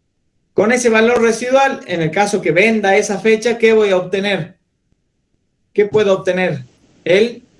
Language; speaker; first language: Spanish; native; Spanish